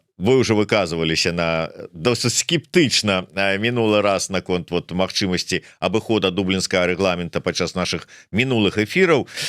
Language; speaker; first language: Belarusian; non-native, local second language; Russian